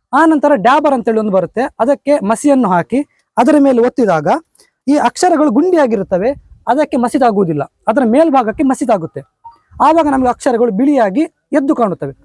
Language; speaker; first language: Kannada; non-native, local second language; Konkani